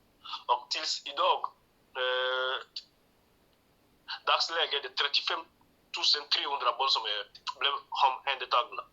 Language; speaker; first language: Swedish; non-native, learner; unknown